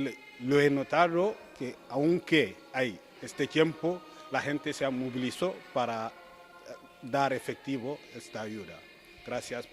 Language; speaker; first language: Spanish; non-native, fluent; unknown